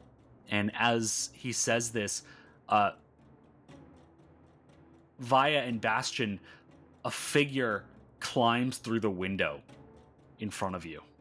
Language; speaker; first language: English; native; English